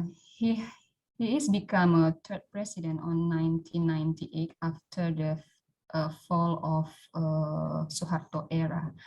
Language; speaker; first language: English; non-native, learner; Indonesian